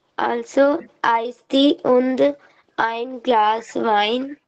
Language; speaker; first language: German; non-native, learner; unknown